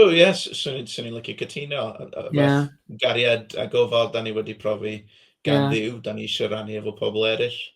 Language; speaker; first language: Welsh; non-native, fluent; English